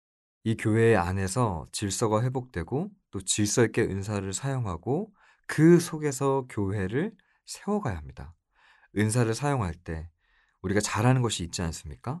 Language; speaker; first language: Korean; native; Korean